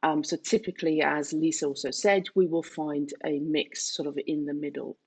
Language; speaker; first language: English; non-native, fluent; Danish